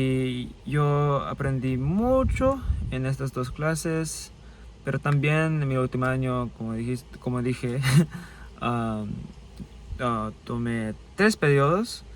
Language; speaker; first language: Spanish; non-native, fluent; English